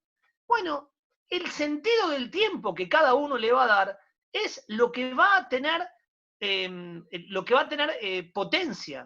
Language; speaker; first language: Spanish; native; Spanish